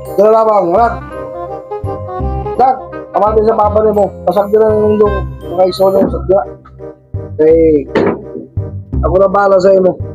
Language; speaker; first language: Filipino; non-native, local second language; Cebuano